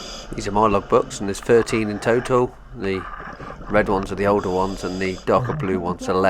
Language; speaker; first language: English; native; English